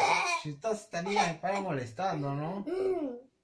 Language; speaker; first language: Spanish; native; Spanish